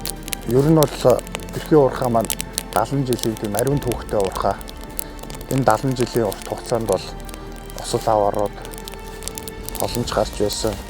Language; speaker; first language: Mongolian; native; Mongolian